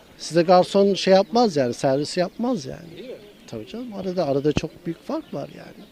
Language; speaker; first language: Turkish; native; Turkish